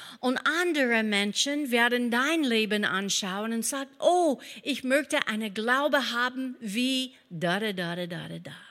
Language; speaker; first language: German; non-native, fluent; English